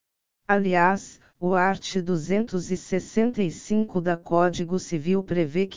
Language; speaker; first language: Portuguese; native; Portuguese